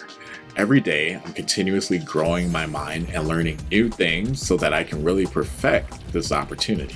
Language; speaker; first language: English; native; English